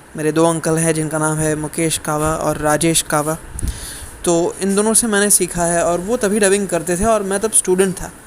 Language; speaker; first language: Hindi; non-native, local second language; Gujarati